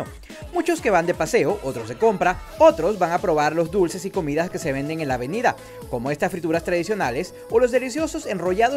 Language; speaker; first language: Spanish; native; Spanish